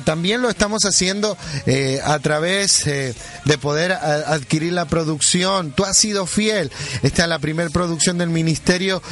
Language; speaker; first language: Spanish; native; Spanish